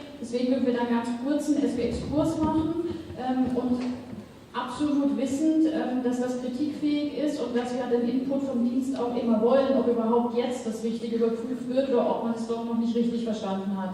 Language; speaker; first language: German; native; German